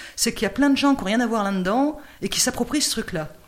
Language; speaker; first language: French; native; French